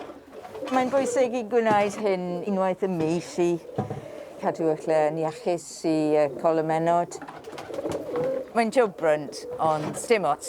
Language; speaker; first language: Welsh; non-native, local second language; English